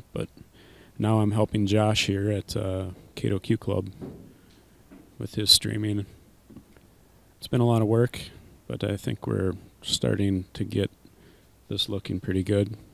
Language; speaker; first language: English; native; English